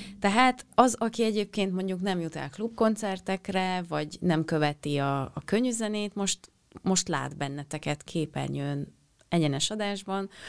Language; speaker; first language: Hungarian; native; Hungarian